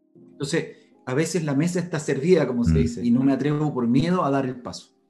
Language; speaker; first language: Spanish; native; Spanish